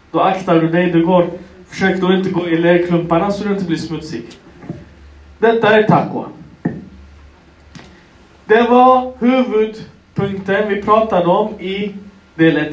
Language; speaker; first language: Swedish; non-native, local second language; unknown